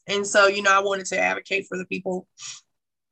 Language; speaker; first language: English; native; English